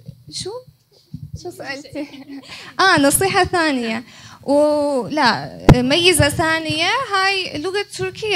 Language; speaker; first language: Arabic; non-native, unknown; Turkish